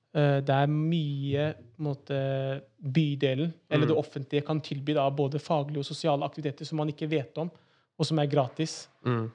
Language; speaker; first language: Norwegian; early bilingual, other home language; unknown